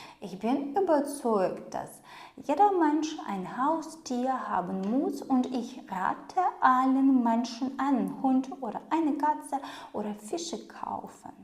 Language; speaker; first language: German; non-native, fluent; Ukrainian